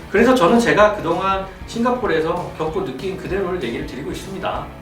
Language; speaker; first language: Korean; native; Korean